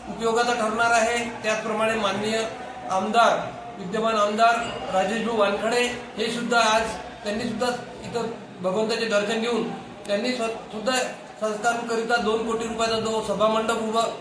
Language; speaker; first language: Marathi; native; Marathi